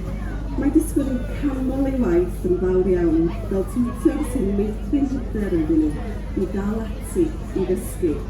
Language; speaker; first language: Welsh; native; Welsh